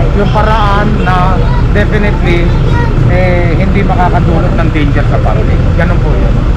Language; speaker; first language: Filipino; native; Filipino